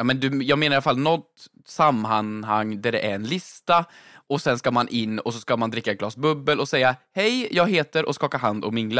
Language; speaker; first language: Swedish; native; Swedish